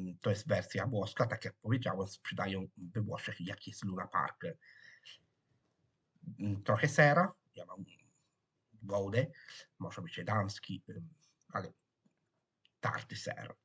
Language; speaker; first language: Polish; non-native, fluent; Italian